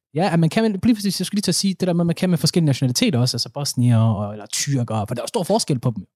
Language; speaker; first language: Danish; early bilingual, other home language; Somali